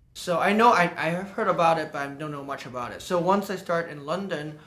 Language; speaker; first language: English; non-native, local second language; Cantonese